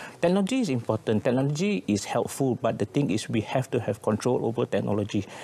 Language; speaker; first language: English; non-native, local second language; Malay